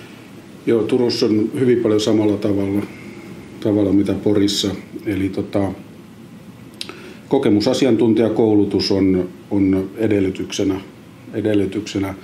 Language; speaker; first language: Finnish; native; Finnish